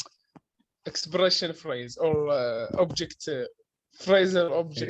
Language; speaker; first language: English; non-native, learner; Arabic